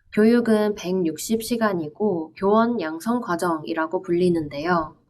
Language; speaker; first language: Korean; native; Korean